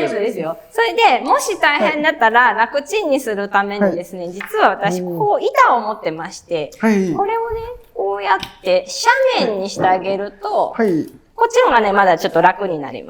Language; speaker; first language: Japanese; native; Japanese